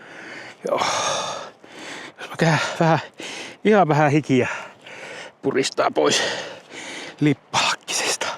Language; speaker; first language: Finnish; native; Finnish